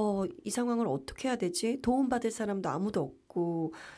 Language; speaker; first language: Korean; native; Korean